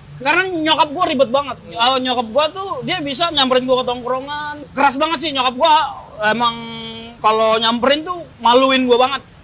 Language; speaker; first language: Indonesian; native; Indonesian